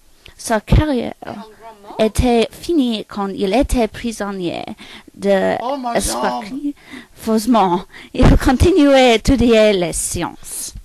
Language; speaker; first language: French; non-native, learner; English